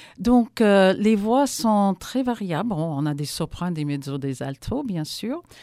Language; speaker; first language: French; non-native, fluent; English